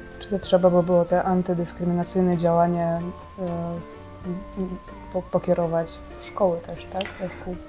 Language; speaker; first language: Polish; non-native, fluent; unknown